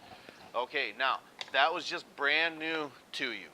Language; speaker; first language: English; native; English